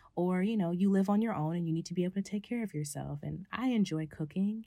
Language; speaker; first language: English; native; English